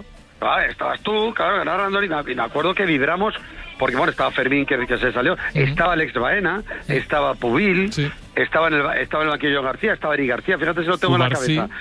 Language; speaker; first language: Spanish; native; Spanish